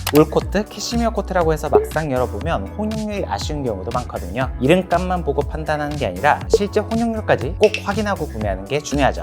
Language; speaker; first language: Korean; native; Korean